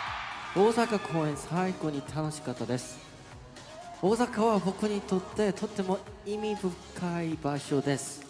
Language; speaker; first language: Japanese; non-native, learner; Korean